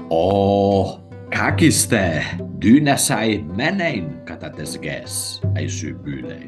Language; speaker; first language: Greek; non-native, learner; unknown